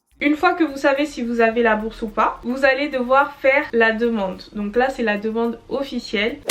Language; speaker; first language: French; early bilingual, other home language; Portuguese